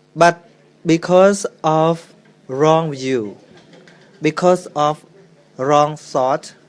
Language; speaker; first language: English; non-native, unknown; Khmer